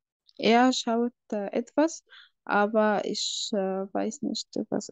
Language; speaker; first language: German; non-native, learner; Arabic